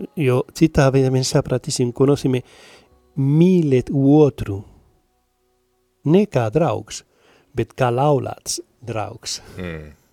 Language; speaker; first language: Latvian; non-native, learner; Spanish